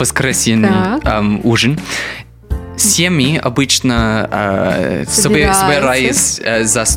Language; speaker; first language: Russian; non-native, learner; English